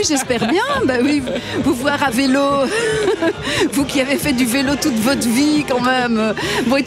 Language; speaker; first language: French; native; French